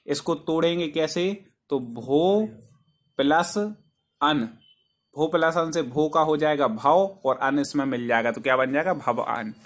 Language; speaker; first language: Hindi; native; Hindi